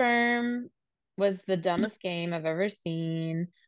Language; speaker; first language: English; native; English